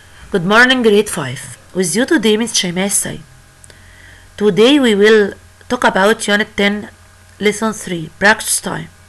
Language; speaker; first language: English; non-native, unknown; Arabic